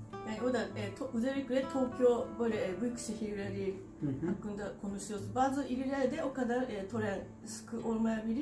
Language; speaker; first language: Turkish; non-native, fluent; Japanese